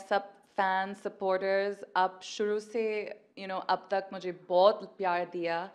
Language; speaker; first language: Hindi; early bilingual, heritage; Hindi